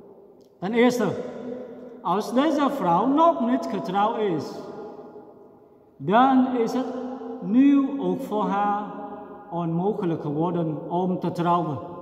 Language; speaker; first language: Dutch; non-native, fluent; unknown